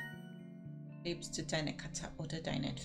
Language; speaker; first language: German; non-native, learner; Spanish